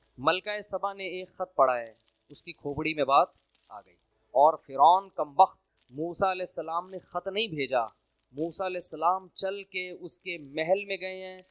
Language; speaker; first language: Urdu; native; Urdu